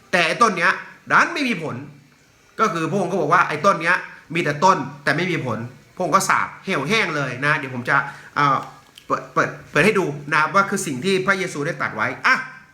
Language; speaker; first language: Thai; native; Thai